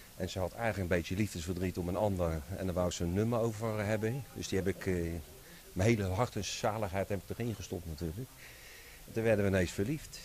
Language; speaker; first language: Dutch; native; Dutch